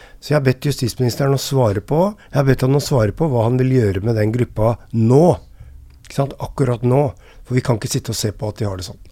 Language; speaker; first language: Norwegian; native; Norwegian